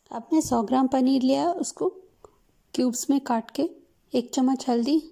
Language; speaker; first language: Hindi; non-native, local second language; Telugu